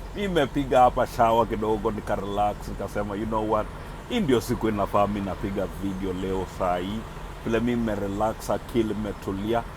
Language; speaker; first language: Swahili; non-native, local second language; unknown